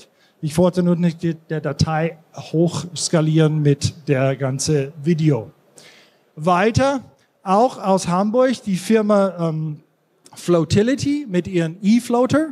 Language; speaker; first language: German; non-native, fluent; English